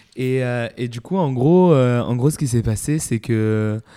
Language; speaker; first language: French; native; French